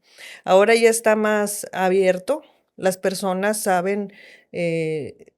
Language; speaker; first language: Spanish; native; Spanish